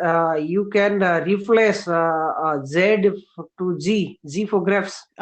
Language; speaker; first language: English; non-native, learner; Hindi